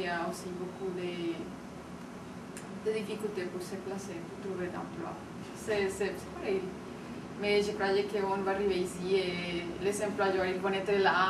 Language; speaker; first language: French; non-native, learner; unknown